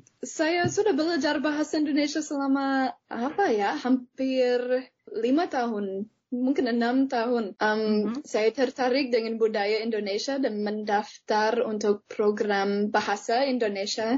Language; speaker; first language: Indonesian; non-native, fluent; English